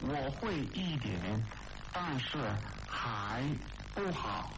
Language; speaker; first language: Chinese; non-native, learner; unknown